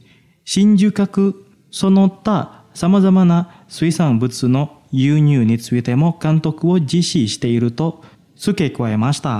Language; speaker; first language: Japanese; non-native, fluent; Indonesian